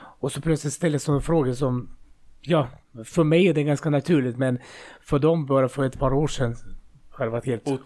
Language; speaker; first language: Swedish; non-native, fluent; Russian